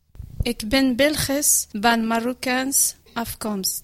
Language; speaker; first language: Dutch; non-native, learner; Arabic